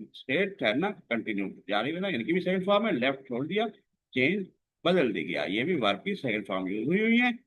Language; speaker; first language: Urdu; non-native, local second language; Saraiki